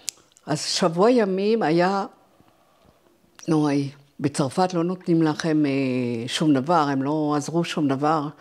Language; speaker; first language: Hebrew; non-native, fluent; French